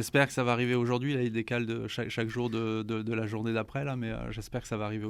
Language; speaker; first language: French; native; French